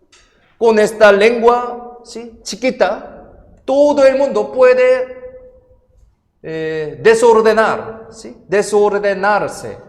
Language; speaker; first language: Spanish; non-native, fluent; Korean